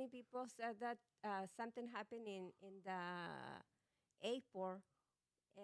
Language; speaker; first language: English; non-native, learner; Spanish